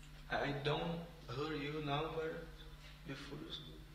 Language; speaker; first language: English; non-native, learner; Portuguese